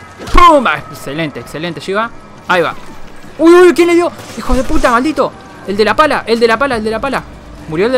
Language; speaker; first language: Spanish; native; Spanish